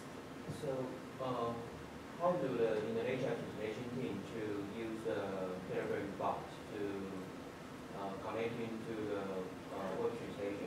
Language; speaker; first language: English; non-native, fluent; Chinese